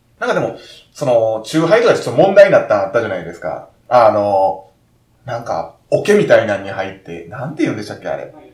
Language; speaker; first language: Japanese; native; Japanese